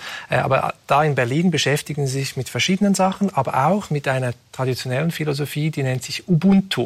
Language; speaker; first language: German; native; German